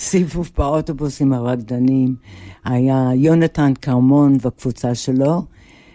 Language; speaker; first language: Hebrew; non-native, fluent; English